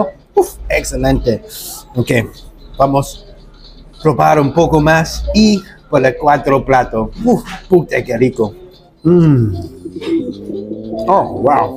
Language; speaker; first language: Spanish; non-native, learner; English